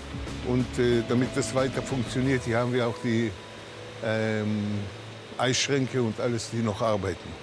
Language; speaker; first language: German; early bilingual, heritage; German